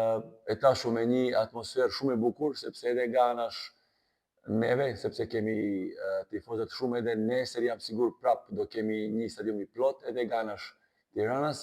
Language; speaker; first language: Albanian; non-native, learner; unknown